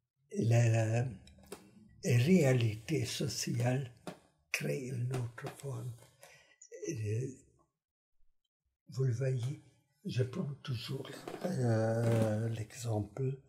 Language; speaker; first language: French; non-native, fluent; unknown